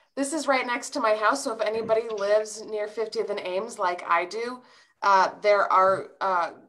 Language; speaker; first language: English; native; English